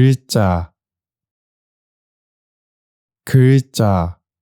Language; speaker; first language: Korean; native; Korean